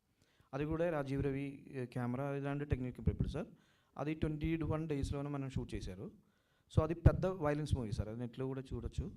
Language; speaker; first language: Telugu; non-native, local second language; Malayalam